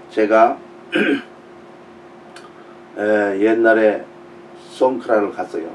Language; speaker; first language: Korean; native; Korean